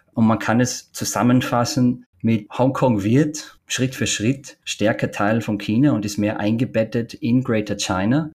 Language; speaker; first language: German; native; German